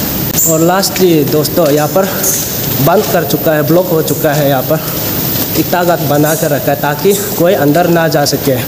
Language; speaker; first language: Hindi; non-native, local second language; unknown